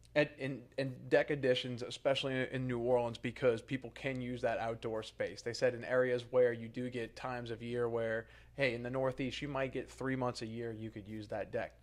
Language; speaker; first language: English; native; English